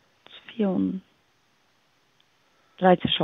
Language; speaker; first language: German; non-native, learner; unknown